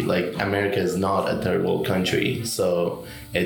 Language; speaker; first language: English; non-native, fluent; Persian